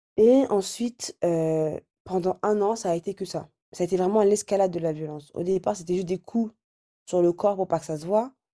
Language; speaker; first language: French; early bilingual, other home language; Arabic